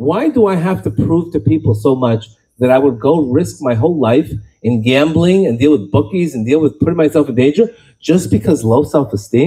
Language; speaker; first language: English; native; English